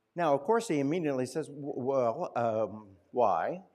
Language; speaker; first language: English; native; English